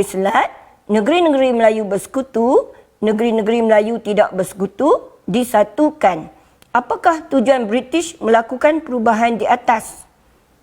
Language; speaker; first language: Malay; native; Malay